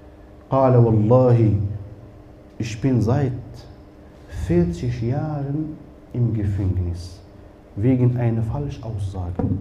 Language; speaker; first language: German; non-native, fluent; Arabic